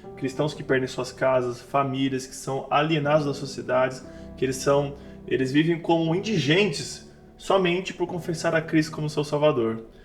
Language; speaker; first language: Portuguese; native; Portuguese